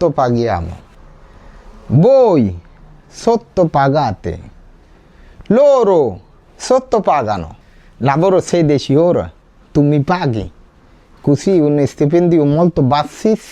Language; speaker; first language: Italian; non-native, learner; Bangla